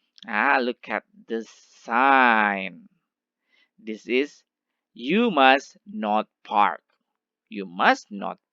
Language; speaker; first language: English; non-native, learner; Indonesian